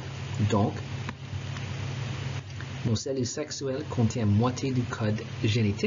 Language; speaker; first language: French; non-native, local second language; English